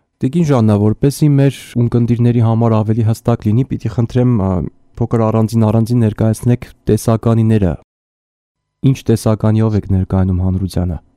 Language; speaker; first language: Armenian; native; Armenian